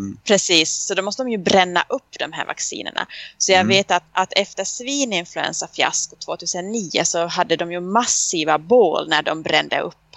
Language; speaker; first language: Swedish; native; Swedish